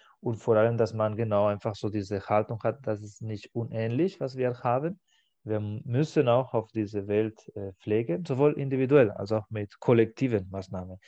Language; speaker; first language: German; non-native, fluent; Spanish